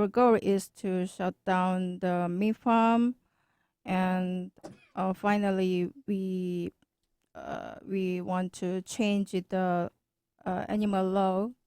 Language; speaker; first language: English; non-native, learner; Korean